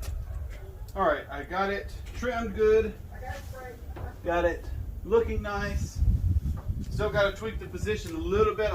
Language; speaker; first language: English; native; English